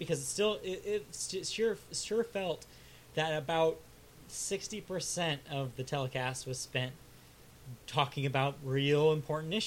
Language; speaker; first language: English; native; English